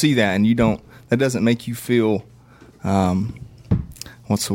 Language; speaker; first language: English; native; English